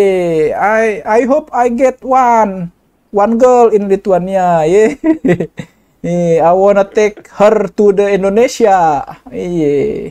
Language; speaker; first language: English; non-native, learner; Indonesian